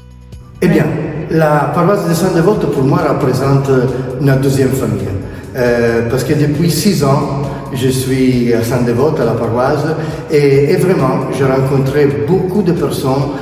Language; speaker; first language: French; non-native, fluent; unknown